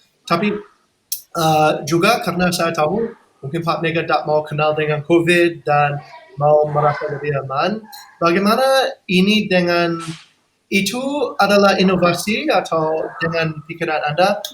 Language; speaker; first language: Indonesian; non-native, fluent; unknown